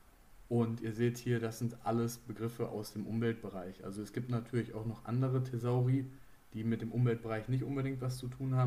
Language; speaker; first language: German; native; German